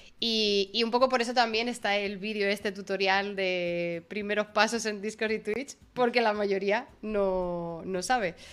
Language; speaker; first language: Spanish; native; Spanish